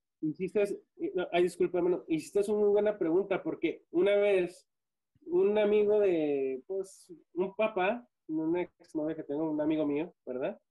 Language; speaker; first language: Spanish; native; Spanish